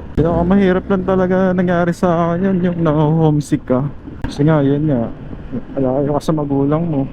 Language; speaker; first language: Filipino; non-native, local second language; Cebuano